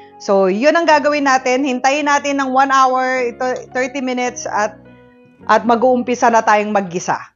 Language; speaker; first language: Filipino; non-native, local second language; Iloko